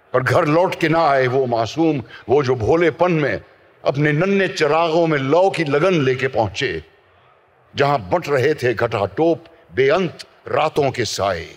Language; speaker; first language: Hindi; native; Hindi